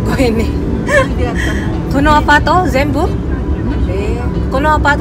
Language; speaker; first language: Japanese; non-native, learner; Waray